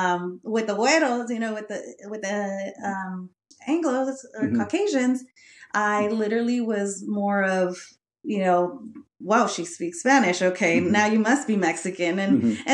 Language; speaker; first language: English; early bilingual, other home language; Spanish